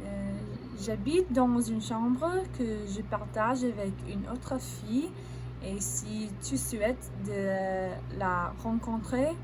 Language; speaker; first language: French; non-native, learner; English